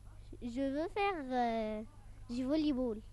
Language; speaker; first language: French; non-native, local second language; Arabic